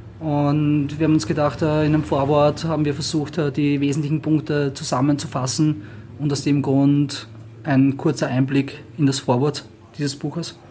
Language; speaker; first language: German; native; German